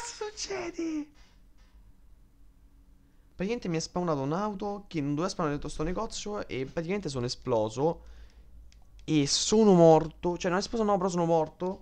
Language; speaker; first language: Italian; native; Italian